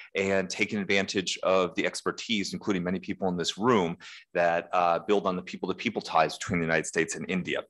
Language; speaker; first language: English; native; English